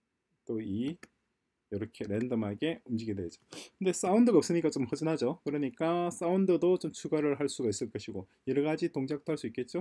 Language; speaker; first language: Korean; native; Korean